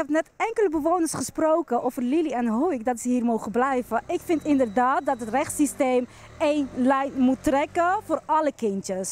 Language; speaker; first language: Dutch; native; Dutch